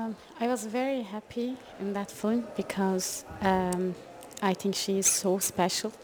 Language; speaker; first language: English; non-native, learner; Turkish